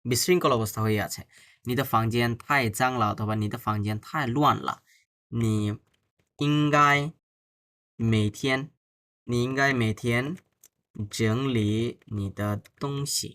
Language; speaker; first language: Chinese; non-native, fluent; Bangla